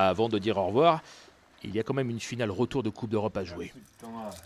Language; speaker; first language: French; native; French